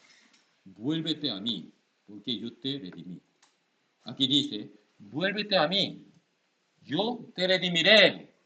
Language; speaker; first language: Spanish; non-native, learner; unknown